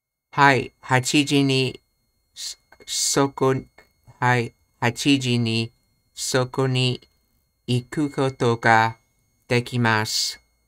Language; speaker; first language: Japanese; non-native, learner; English